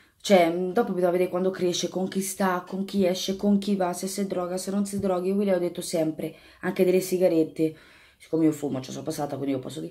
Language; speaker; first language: Italian; native; Italian